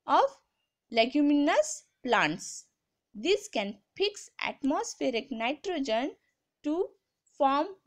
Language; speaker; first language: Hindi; non-native, local second language; Marathi